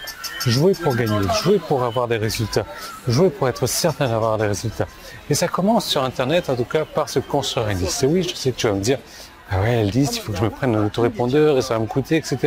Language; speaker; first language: French; native; French